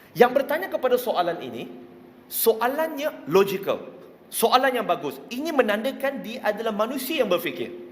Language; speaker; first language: Malay; non-native, local second language; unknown